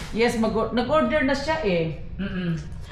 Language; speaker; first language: Filipino; native; Filipino